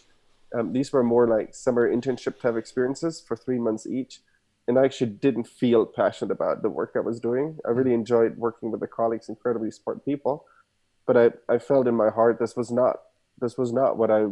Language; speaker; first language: English; non-native, fluent; German